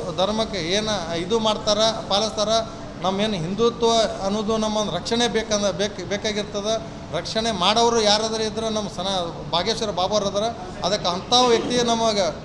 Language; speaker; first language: Kannada; non-native, local second language; Lambadi